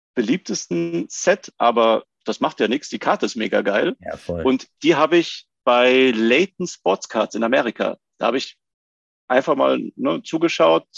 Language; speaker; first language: German; native; German